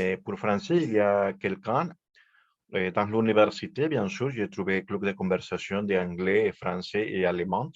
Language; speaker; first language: French; non-native, learner; Spanish